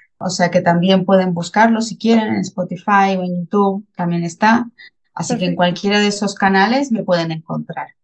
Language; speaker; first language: Spanish; native; Spanish